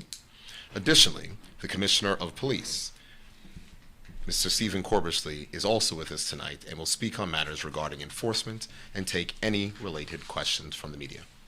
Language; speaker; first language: English; native; English